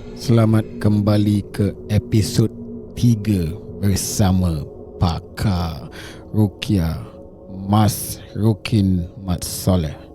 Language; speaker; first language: Malay; native; Malay